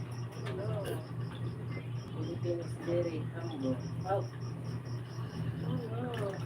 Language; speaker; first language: English; non-native, local second language; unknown